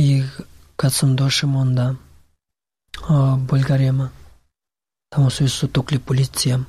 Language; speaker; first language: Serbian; non-native, learner; Pashto